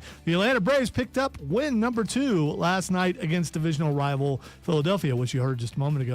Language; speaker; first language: English; native; English